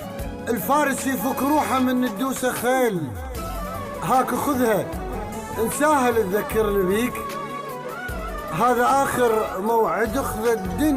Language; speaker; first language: Arabic; native; Arabic